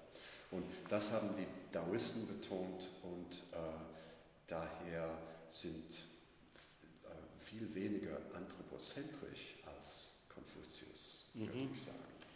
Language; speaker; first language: German; non-native, fluent; English